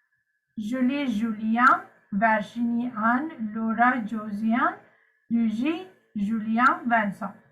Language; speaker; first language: French; non-native, fluent; Sinhala